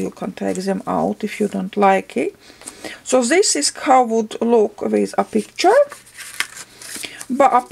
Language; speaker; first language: English; non-native, fluent; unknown